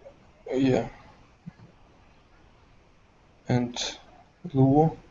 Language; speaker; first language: English; non-native, learner; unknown